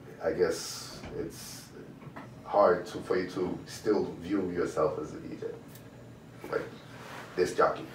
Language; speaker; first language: English; native; English